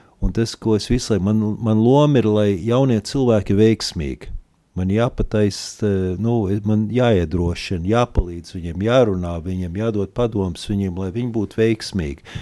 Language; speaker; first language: Latvian; early bilingual, heritage; Latvian